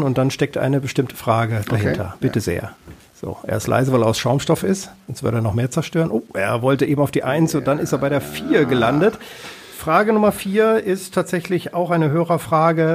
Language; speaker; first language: German; native; German